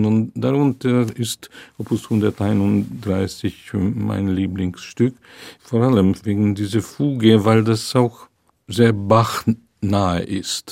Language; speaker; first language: German; non-native, fluent; Hungarian